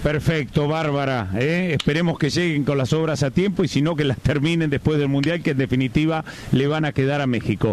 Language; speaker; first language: Spanish; native; Spanish